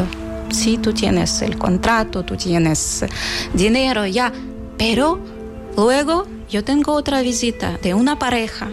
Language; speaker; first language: Spanish; non-native, fluent; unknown